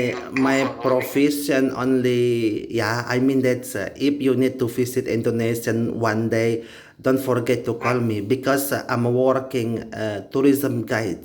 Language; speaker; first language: English; non-native, learner; Indonesian